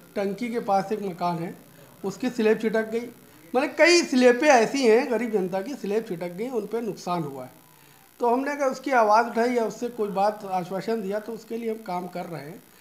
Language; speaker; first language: Hindi; native; Hindi